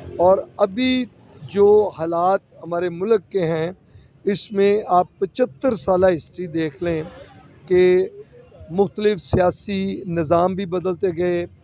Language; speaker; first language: Urdu; non-native, local second language; Punjabi